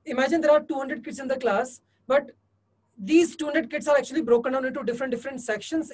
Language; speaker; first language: English; non-native, local second language; Hindi